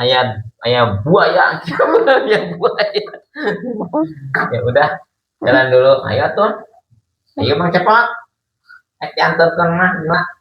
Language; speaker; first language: Indonesian; non-native, local second language; Sundanese